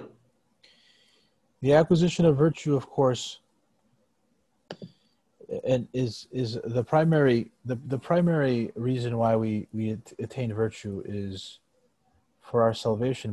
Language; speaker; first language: English; native; English